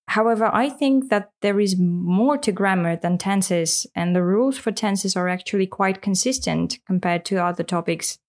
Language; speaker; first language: English; non-native, fluent; Russian